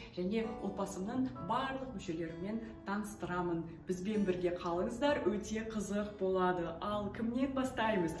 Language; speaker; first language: Kazakh; non-native, local second language; Russian